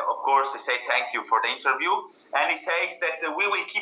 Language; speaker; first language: English; non-native, fluent; Italian